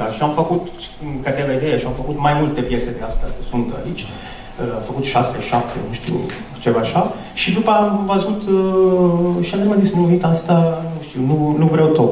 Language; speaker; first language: Romanian; non-native, fluent; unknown